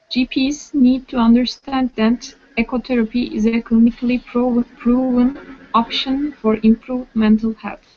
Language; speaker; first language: English; non-native, learner; Turkish